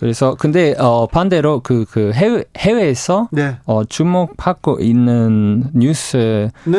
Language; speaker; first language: Korean; non-native, fluent; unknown